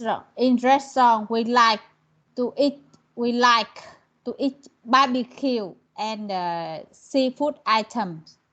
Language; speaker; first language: English; non-native, learner; Vietnamese